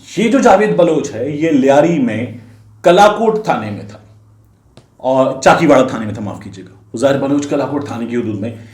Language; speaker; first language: Urdu; native; Urdu